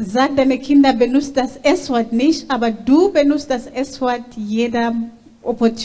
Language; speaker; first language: German; non-native, learner; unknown